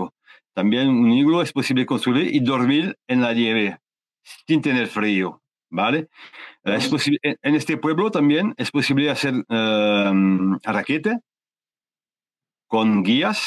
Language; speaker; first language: Spanish; non-native, learner; French